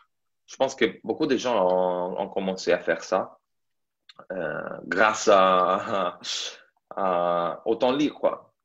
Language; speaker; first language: French; non-native, fluent; Italian